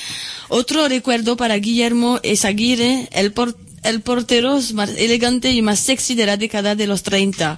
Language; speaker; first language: Spanish; non-native, fluent; French